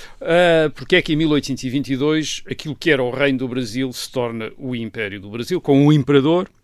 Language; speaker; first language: Portuguese; native; Portuguese